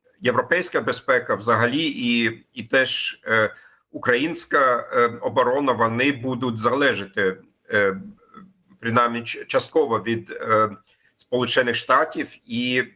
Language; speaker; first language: Ukrainian; non-native, fluent; German